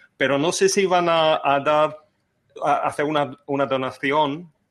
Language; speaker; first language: Spanish; non-native, fluent; English